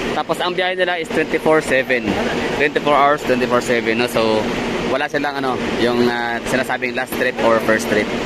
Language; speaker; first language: Filipino; non-native, local second language; Cebuano